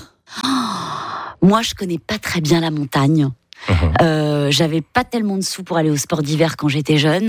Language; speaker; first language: French; native; French